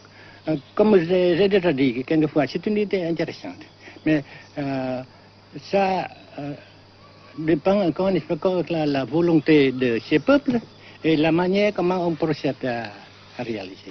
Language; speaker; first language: French; non-native, local second language; Vietnamese